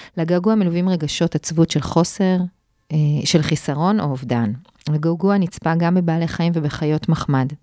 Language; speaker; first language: Hebrew; native; Hebrew